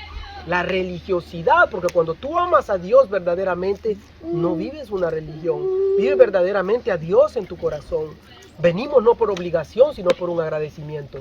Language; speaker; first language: Spanish; native; Spanish